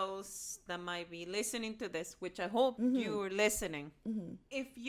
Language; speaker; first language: English; non-native, fluent; Spanish